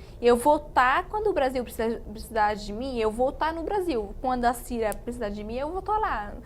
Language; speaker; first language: Portuguese; non-native, fluent; Arabic